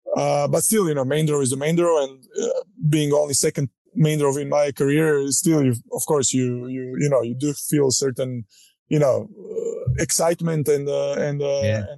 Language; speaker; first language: English; non-native, fluent; Croatian